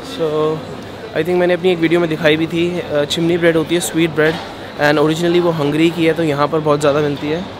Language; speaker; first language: Hindi; native; Hindi